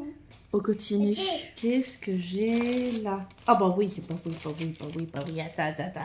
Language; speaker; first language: French; native; French